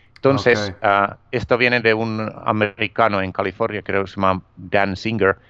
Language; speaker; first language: Spanish; non-native, fluent; Finnish